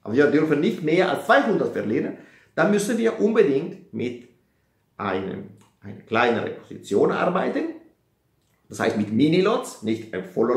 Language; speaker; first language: German; non-native, fluent; Italian